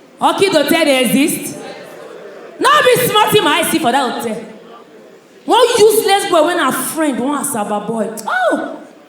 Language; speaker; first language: Nigerian Pidgin; native; Nigerian Pidgin